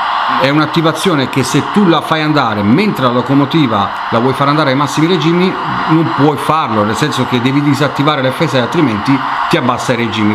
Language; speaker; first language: Italian; native; Italian